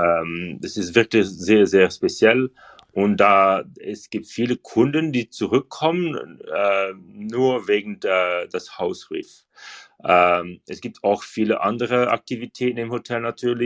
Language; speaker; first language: German; non-native, learner; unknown